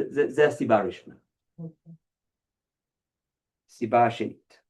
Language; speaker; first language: Hebrew; non-native, fluent; English